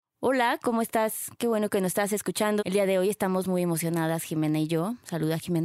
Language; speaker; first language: Spanish; native; Spanish